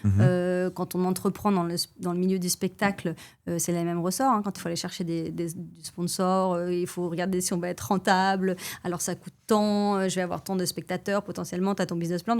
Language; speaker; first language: French; native; French